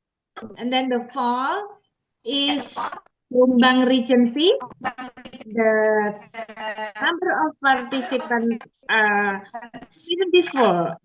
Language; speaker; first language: English; non-native, fluent; Indonesian